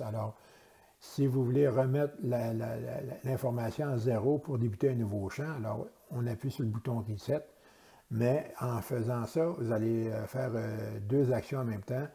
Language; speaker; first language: French; native; French